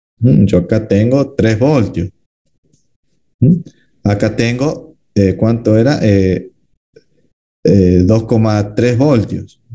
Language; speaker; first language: Spanish; native; Spanish